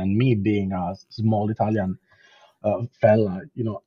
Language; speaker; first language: English; non-native, fluent; Italian